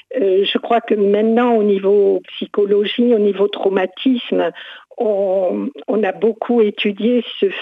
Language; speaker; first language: French; native; French